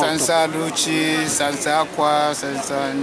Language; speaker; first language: Italian; non-native, learner; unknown